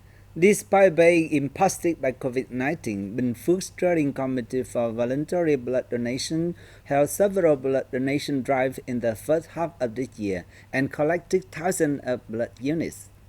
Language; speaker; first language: English; non-native, fluent; Vietnamese